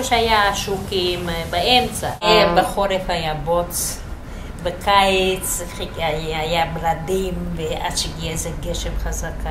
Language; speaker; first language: Hebrew; non-native, fluent; Yiddish